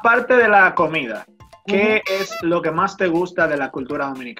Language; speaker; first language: Spanish; native; Spanish